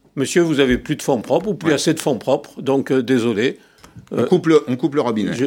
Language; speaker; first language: French; native; French